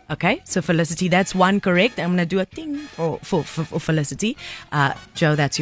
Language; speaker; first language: English; native; English